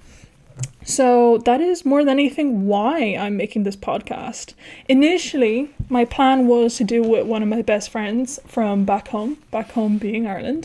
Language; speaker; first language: English; native; English